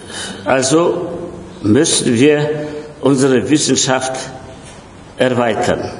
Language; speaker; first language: German; non-native, fluent; Polish